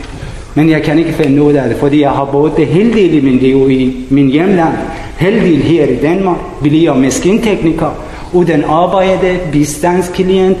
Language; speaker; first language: Danish; non-native, learner; Persian